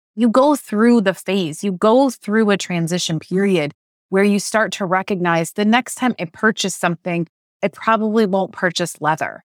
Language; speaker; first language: English; native; English